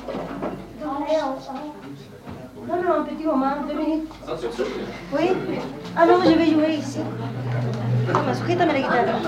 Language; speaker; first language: French; non-native, learner; Spanish